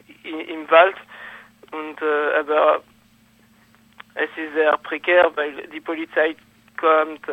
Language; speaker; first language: German; non-native, fluent; French